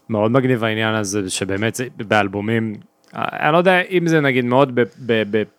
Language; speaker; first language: Hebrew; native; Hebrew